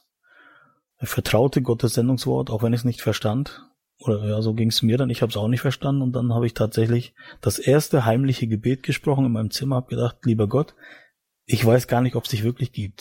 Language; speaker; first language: German; native; German